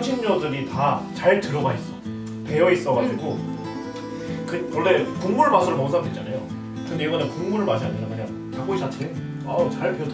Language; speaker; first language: Korean; native; Korean